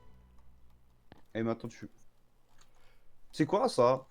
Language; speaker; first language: French; native; French